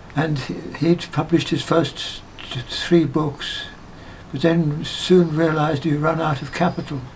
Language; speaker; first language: English; native; English